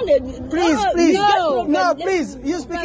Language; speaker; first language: English; non-native, learner; French